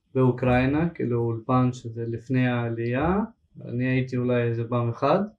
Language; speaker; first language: Hebrew; early bilingual, other home language; Ukrainian